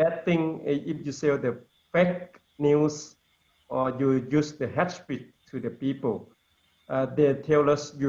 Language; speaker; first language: English; non-native, learner; Lao